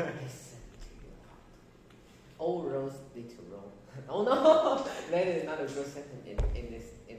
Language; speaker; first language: English; non-native, learner; Chinese